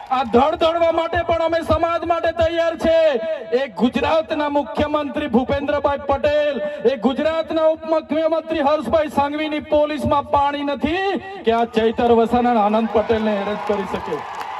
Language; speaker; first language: Gujarati; non-native, local second language; Vasavi